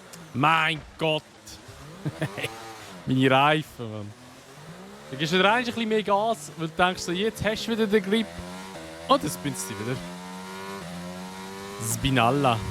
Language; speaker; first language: German; native; German